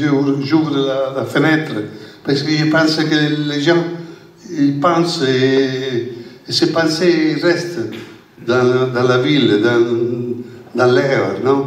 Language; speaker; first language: French; non-native, learner; Italian